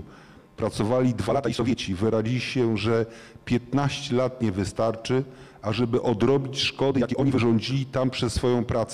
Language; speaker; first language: Polish; native; Polish